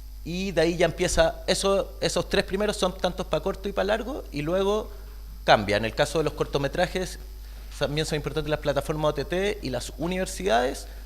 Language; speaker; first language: Spanish; native; Spanish